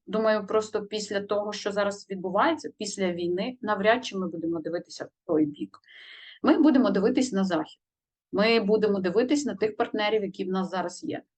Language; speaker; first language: Ukrainian; native; Ukrainian